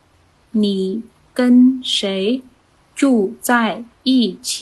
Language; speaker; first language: Chinese; non-native, fluent; Khmer